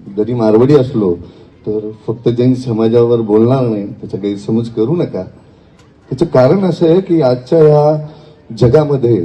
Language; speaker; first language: Marathi; non-native, local second language; Marwari